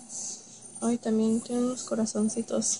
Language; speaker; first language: Spanish; early bilingual, heritage; Spanish